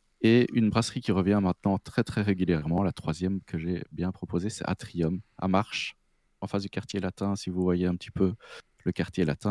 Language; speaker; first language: French; native; French